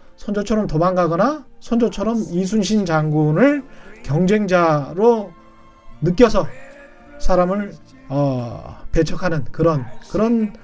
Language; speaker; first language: Korean; native; Korean